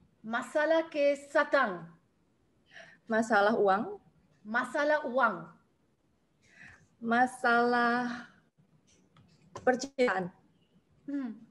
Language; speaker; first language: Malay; non-native, learner; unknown